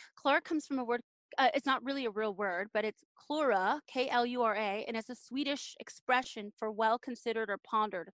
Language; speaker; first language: English; native; English